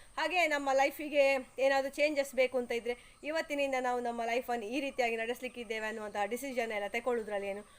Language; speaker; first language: Kannada; native; Kannada